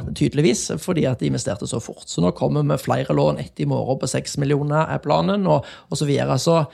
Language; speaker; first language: Norwegian; native; Norwegian